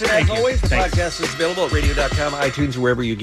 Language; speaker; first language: English; native; English